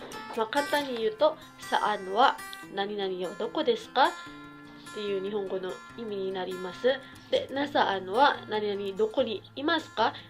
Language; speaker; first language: Japanese; non-native, fluent; Cebuano